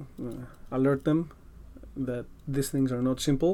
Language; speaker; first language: English; non-native, fluent; Greek